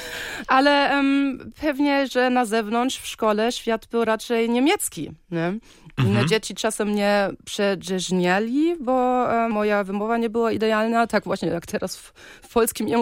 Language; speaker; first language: Polish; early bilingual, heritage; Polish